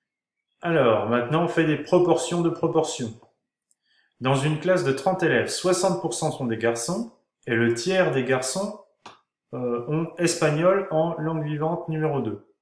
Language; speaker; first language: French; native; French